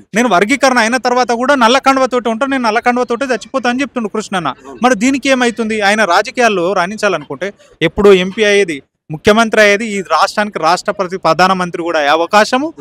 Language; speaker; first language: Telugu; native; Telugu